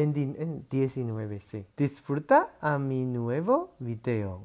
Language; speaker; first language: Spanish; non-native, learner; Chinese